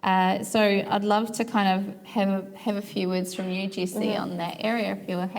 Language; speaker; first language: English; native; English